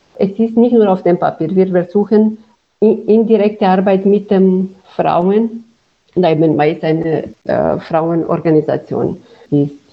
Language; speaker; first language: German; non-native, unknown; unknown